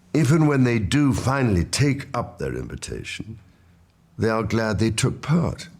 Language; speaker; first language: English; native; English